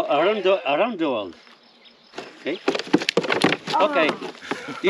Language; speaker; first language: English; non-native, learner; Portuguese